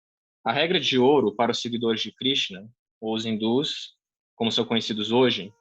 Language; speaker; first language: Portuguese; native; Portuguese